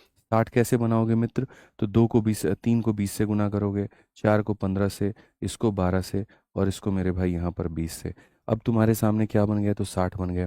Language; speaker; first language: Hindi; native; Hindi